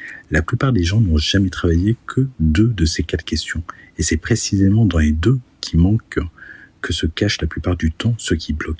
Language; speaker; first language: French; native; French